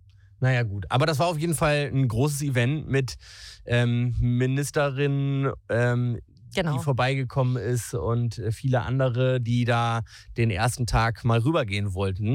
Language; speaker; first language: German; native; German